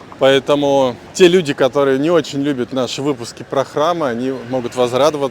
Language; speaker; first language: Russian; native; Russian